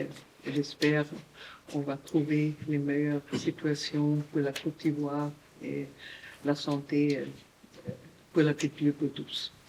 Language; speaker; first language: French; non-native, learner; German